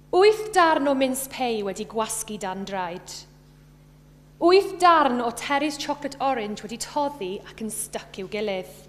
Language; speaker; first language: Welsh; native; Welsh